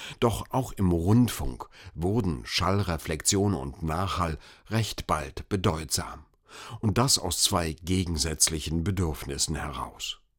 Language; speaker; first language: German; native; German